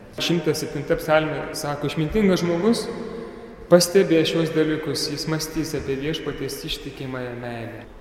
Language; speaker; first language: Lithuanian; native; Lithuanian